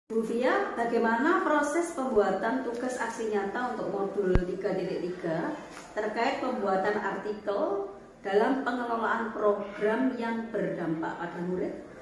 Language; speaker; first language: Indonesian; native; Indonesian